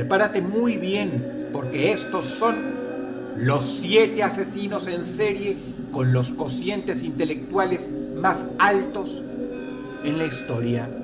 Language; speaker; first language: Spanish; native; Spanish